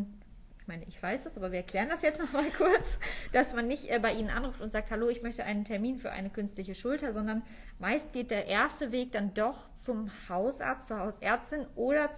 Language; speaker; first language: German; native; German